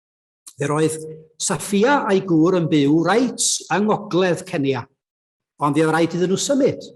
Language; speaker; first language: Welsh; native; Welsh